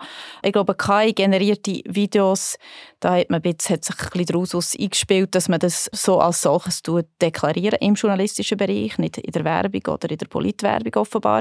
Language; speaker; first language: German; native; German